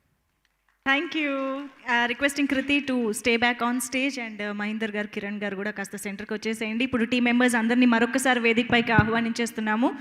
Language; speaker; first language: Telugu; native; Telugu